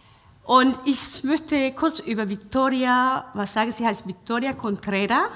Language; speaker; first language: German; non-native, fluent; Spanish